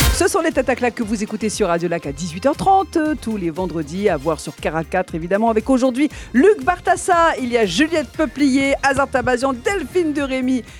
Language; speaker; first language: French; native; French